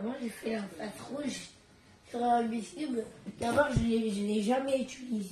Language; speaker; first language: French; early bilingual, other home language; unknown